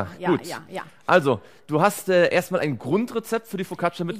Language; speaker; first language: German; native; German